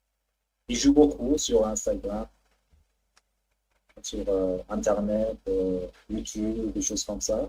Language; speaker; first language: French; non-native, fluent; Persian